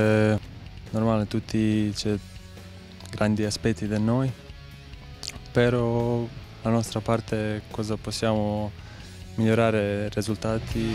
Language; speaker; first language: Italian; non-native, learner; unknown